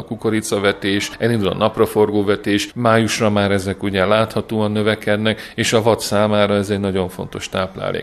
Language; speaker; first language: Hungarian; native; Hungarian